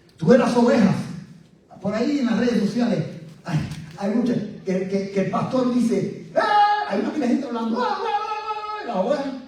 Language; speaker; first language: Spanish; native; Spanish